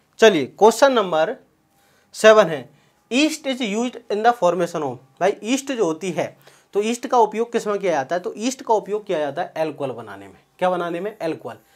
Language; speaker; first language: Hindi; native; Hindi